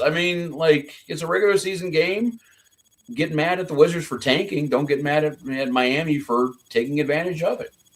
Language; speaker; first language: English; native; English